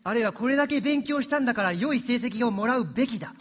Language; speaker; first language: Japanese; early bilingual, other home language; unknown